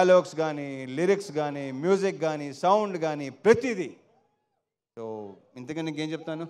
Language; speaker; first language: Telugu; native; Telugu